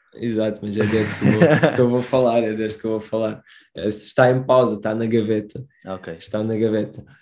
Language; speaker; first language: Portuguese; early bilingual, other home language; Romanian